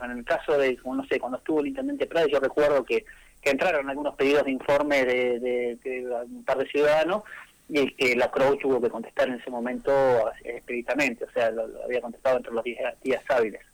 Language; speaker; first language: Spanish; native; Spanish